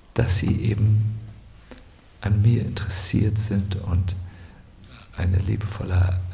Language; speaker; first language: German; native; German